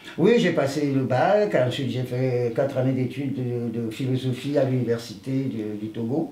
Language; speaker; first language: French; non-native, local second language; Ewe